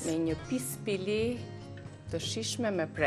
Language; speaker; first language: Albanian; native; Albanian